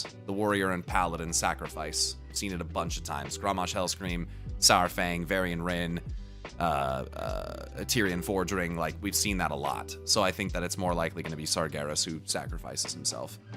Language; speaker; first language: English; native; English